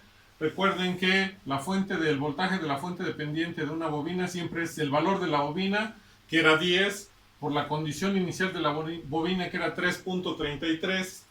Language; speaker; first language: Spanish; native; Spanish